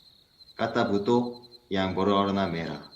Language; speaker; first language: Indonesian; native; Indonesian